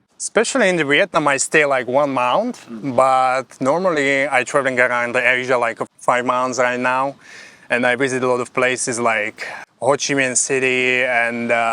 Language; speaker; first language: English; non-native, fluent; Slovak